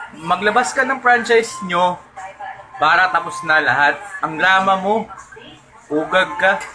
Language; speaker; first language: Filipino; non-native, local second language; Cebuano